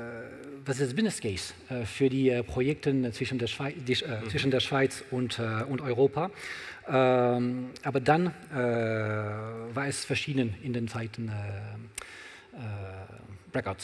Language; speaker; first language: German; non-native, learner; French